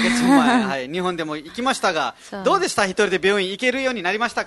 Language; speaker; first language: Japanese; non-native, fluent; Nepali